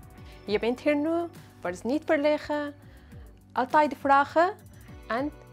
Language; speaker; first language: Dutch; non-native, learner; Arabic